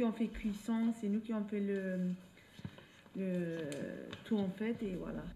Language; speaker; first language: French; non-native, learner; Turkish